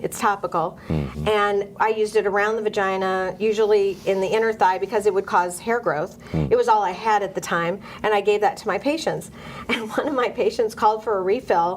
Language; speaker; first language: English; native; English